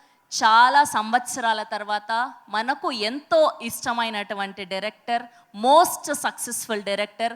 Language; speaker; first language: Telugu; native; Telugu